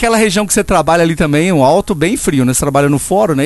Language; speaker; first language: Portuguese; native; Portuguese